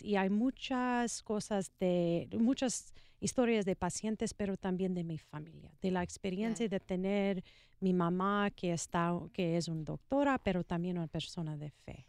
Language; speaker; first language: Spanish; non-native, learner; English